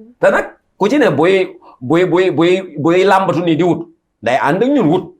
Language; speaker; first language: Wolof; native; Wolof